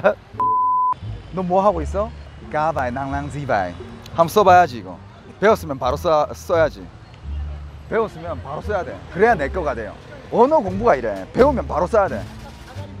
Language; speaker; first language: Korean; native; Korean